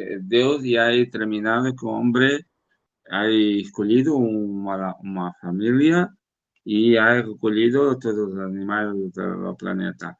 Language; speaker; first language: Spanish; non-native, learner; Portuguese